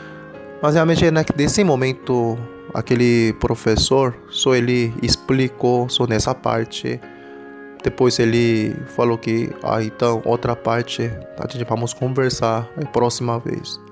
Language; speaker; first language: Portuguese; non-native, learner; Korean